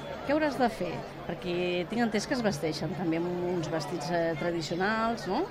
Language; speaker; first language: Catalan; native; Catalan